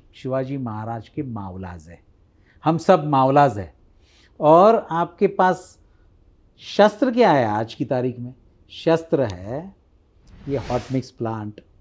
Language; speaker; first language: Hindi; non-native, local second language; Marathi